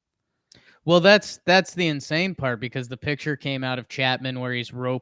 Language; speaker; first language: English; native; English